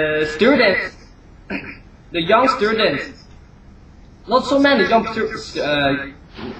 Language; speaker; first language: English; non-native, learner; Chinese